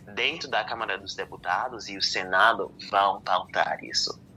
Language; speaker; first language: Portuguese; non-native, fluent; English